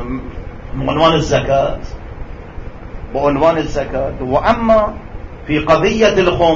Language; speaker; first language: Arabic; non-native, fluent; Persian